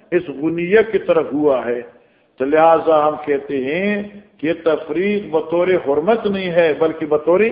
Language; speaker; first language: Urdu; non-native, local second language; Northern Hindko